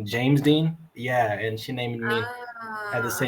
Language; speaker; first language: English; non-native, learner; Portuguese